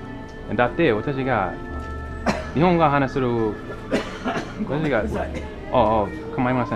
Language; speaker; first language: Japanese; non-native, learner; English